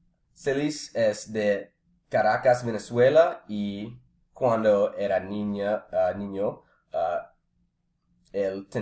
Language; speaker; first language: Spanish; non-native, learner; English